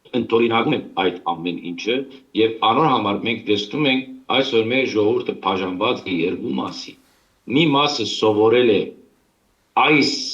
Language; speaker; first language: Armenian; early bilingual, heritage; Armenian